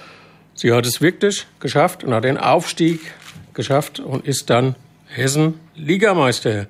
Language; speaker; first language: German; native; German